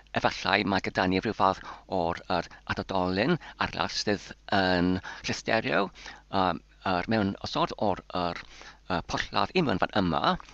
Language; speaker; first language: Welsh; non-native, local second language; English